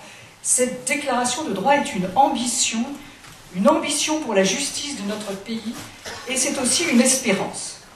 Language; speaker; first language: French; native; French